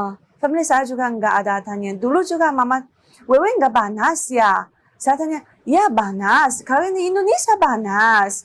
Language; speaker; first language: Indonesian; non-native, learner; Chinese